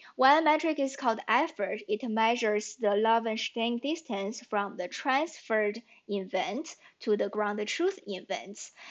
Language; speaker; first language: English; non-native, fluent; Chinese